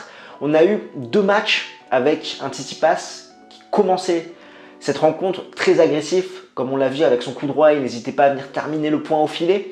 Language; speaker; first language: French; native; French